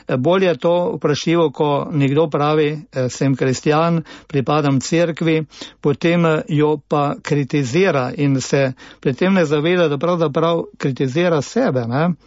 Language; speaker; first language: Slovenian; native; Slovenian